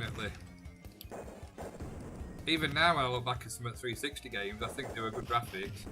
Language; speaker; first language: English; native; English